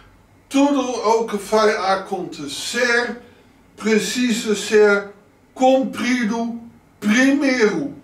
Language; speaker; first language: Portuguese; non-native, learner; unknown